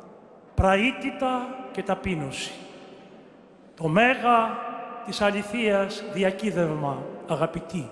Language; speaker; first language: Greek; native; Greek